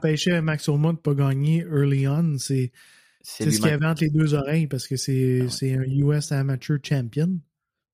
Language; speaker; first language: French; native; French